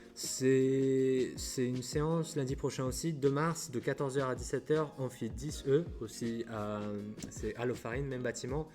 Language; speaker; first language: French; non-native, fluent; Portuguese